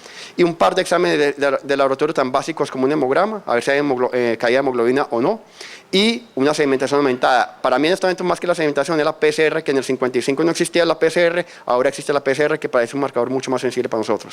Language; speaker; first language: Spanish; native; Spanish